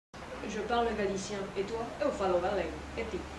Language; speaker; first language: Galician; non-native, fluent; French